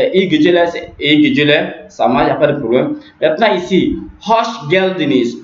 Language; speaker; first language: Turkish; non-native, learner; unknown